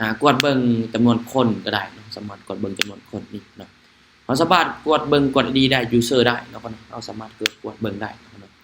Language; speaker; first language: Thai; non-native, local second language; Lao